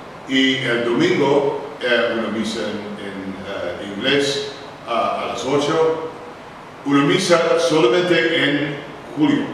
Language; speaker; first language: Spanish; non-native, learner; English